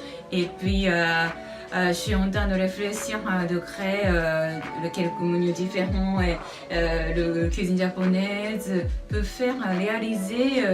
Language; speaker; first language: French; non-native, fluent; Japanese